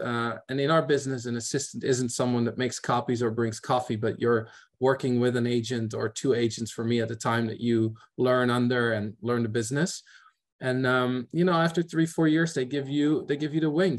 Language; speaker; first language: English; non-native, fluent; Dutch